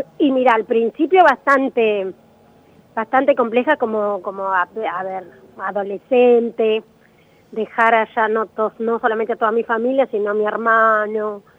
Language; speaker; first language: Spanish; native; Spanish